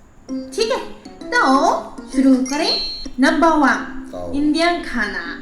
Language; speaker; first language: Hindi; non-native, fluent; Japanese